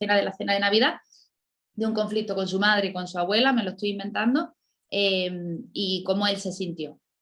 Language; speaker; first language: Spanish; native; Spanish